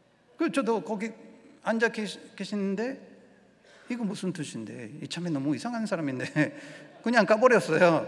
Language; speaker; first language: Korean; non-native, learner; Spanish